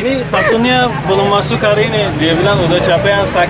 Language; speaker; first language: Indonesian; non-native, fluent; Turkish